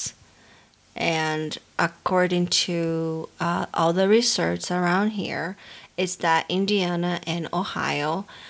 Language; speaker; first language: English; non-native, fluent; Portuguese